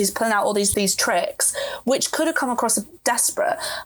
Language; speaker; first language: English; native; English